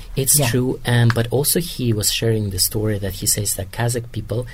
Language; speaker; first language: English; non-native, fluent; Kazakh